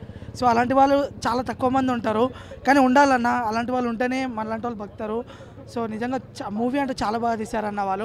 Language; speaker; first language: Telugu; native; Telugu